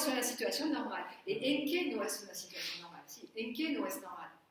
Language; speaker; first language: Spanish; non-native, learner; French